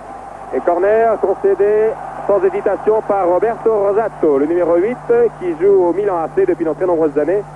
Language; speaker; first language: French; native; French